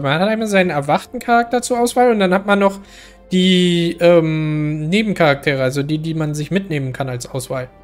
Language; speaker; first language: German; native; German